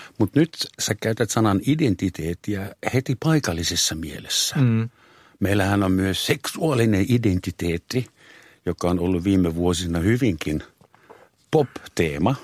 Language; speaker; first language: Finnish; non-native, fluent; German